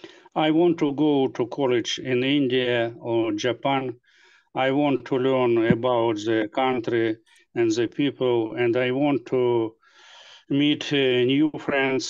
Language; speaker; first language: English; non-native, learner; Russian